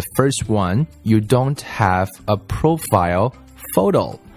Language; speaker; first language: English; non-native, fluent; Chinese